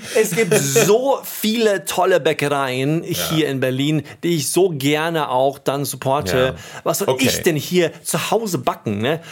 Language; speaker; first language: German; native; German